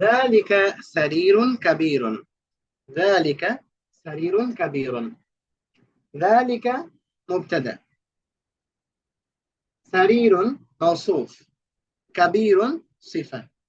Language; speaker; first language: Arabic; non-native, fluent; Bangla